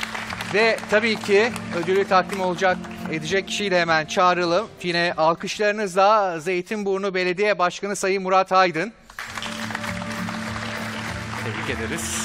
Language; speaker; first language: Turkish; native; Turkish